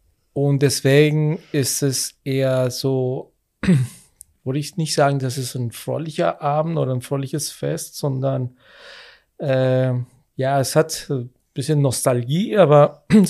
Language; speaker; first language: German; non-native, fluent; Spanish